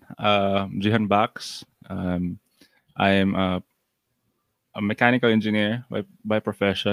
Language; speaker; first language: English; non-native, local second language; Cebuano